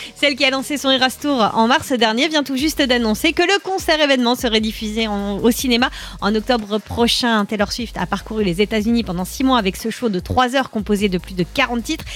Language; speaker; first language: French; native; French